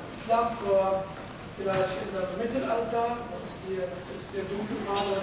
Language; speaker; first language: German; non-native, fluent; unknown